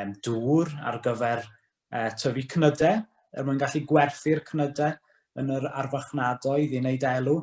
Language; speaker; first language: Welsh; native; Welsh